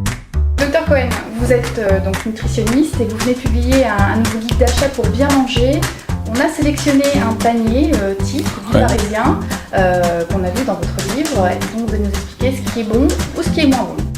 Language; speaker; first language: French; native; French